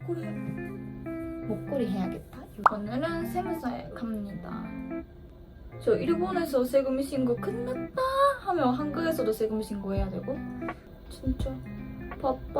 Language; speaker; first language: Korean; non-native, fluent; Japanese